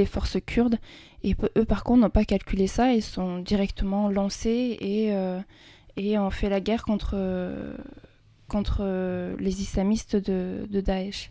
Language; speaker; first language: French; early bilingual, other home language; Kurdish